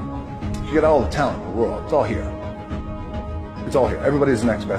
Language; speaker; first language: English; native; English